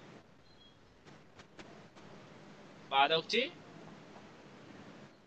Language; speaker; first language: Arabic; non-native, learner; Bangla